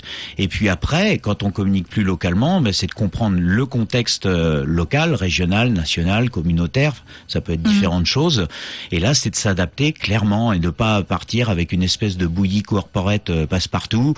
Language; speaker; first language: French; native; French